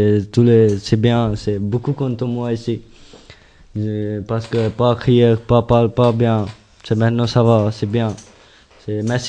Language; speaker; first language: French; non-native, learner; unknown